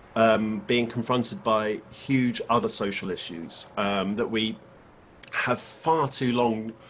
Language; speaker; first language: English; native; English